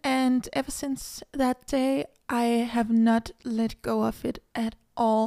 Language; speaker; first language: English; non-native, fluent; Danish